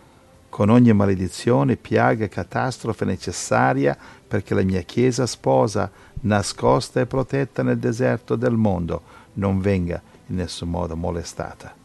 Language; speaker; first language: Italian; native; Italian